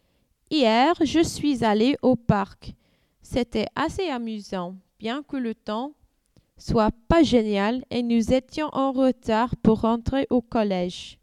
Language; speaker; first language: French; non-native, learner; English